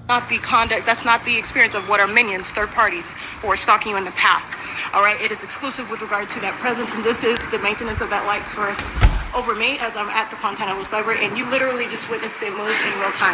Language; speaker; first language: English; native; English